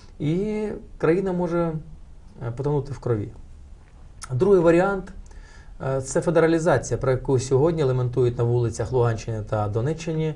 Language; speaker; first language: Ukrainian; non-native, local second language; Russian